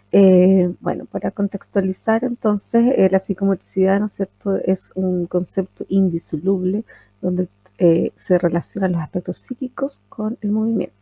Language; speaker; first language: Spanish; native; Spanish